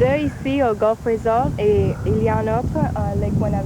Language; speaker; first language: French; non-native, learner; English